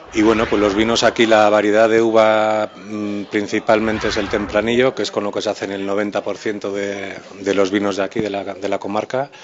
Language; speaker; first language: Spanish; native; Spanish